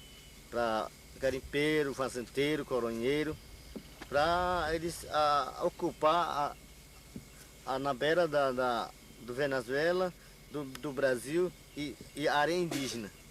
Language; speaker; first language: Portuguese; non-native, local second language; Yanomámi